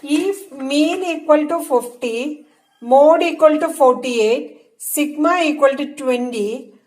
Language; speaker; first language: English; non-native, local second language; Malayalam